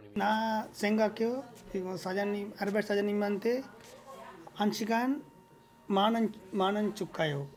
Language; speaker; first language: Korean; non-native, learner; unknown